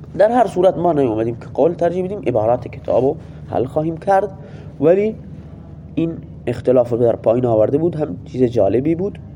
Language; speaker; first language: Persian; non-native, local second language; Baluchi